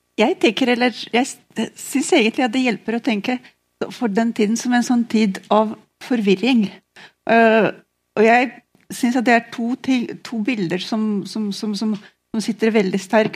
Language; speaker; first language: Norwegian; non-native, fluent; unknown